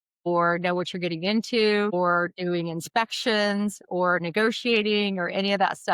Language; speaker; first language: English; native; English